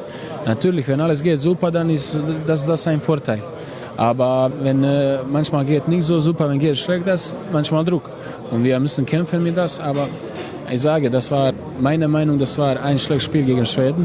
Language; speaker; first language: German; non-native, fluent; Croatian